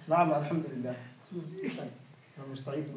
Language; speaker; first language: Arabic; non-native, learner; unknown